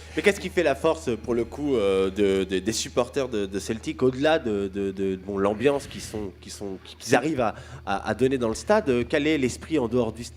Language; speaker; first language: French; native; French